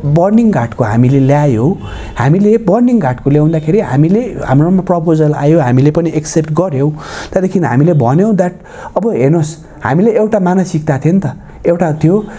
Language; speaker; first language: Nepali; native; Nepali